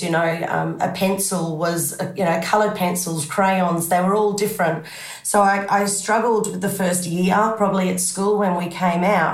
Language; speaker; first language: English; native; English